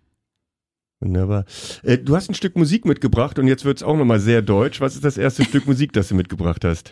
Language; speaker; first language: German; native; German